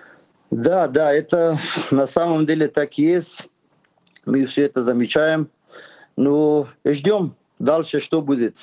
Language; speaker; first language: Ukrainian; non-native, learner; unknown